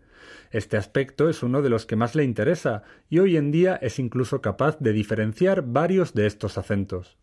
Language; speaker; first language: Spanish; native; Spanish